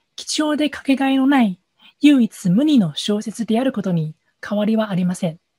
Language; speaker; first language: Japanese; non-native, fluent; Chinese